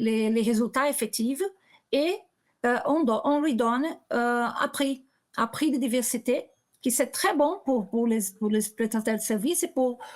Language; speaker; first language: French; non-native, learner; Portuguese